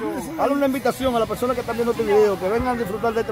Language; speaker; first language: Spanish; native; Spanish